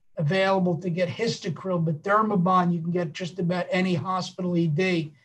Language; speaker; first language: English; native; English